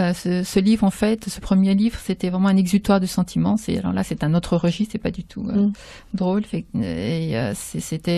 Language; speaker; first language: French; native; French